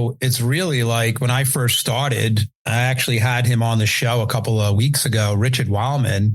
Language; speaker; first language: English; native; English